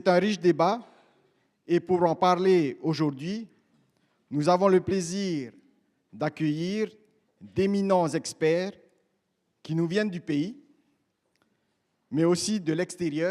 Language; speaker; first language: French; native; French